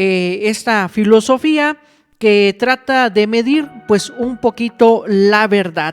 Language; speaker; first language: Spanish; native; Spanish